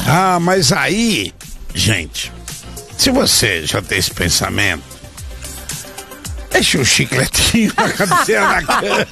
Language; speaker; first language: Portuguese; native; Portuguese